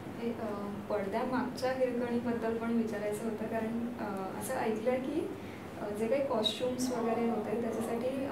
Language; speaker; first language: Marathi; native; Marathi